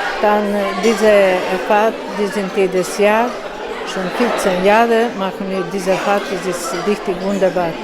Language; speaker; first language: German; non-native, learner; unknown